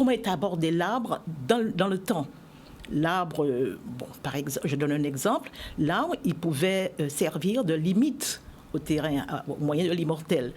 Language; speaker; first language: French; native; French